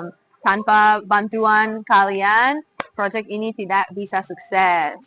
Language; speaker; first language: Indonesian; non-native, fluent; English